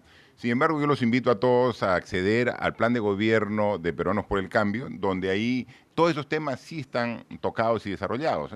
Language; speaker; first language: Spanish; native; Spanish